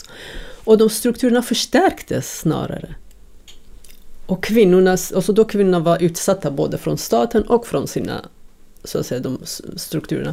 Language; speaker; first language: Swedish; non-native, fluent; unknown